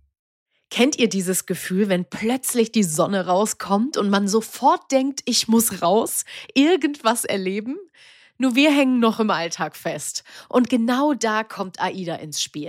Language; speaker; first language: German; native; German